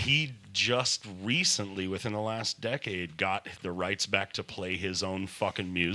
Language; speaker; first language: English; native; English